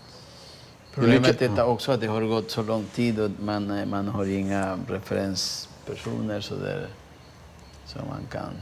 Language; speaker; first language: Swedish; early bilingual, heritage; Swedish